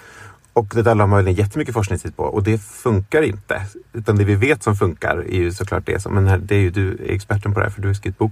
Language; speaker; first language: Swedish; native; Swedish